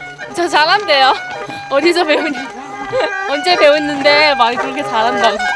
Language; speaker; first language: Korean; non-native, fluent; Chinese